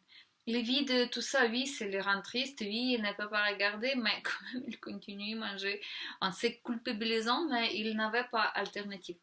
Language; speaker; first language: French; non-native, fluent; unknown